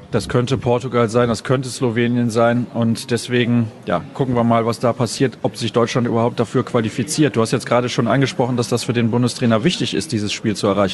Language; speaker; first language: German; native; German